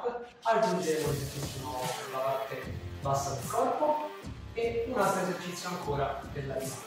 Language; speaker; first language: Italian; native; Italian